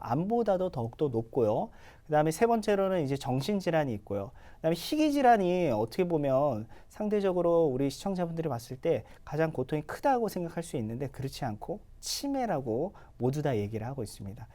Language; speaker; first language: Korean; native; Korean